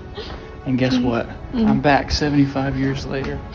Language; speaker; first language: English; native; English